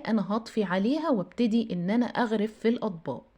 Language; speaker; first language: Arabic; native; Arabic